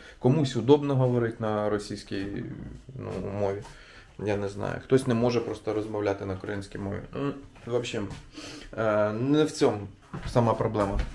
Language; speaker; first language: Ukrainian; non-native, local second language; Russian